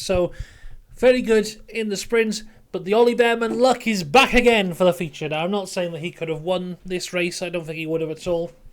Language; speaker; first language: English; native; English